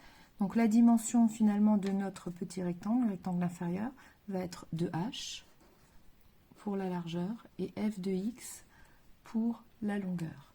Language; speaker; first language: French; native; French